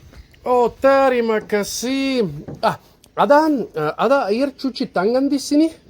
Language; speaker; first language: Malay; non-native, learner; German